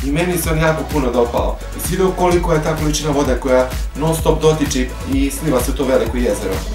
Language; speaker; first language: Bosnian; native; Bosnian